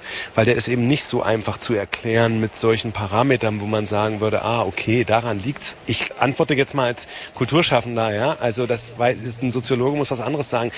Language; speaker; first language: German; native; German